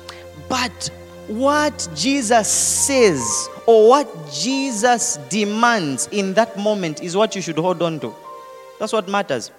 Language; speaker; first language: English; non-native, local second language; Nyanja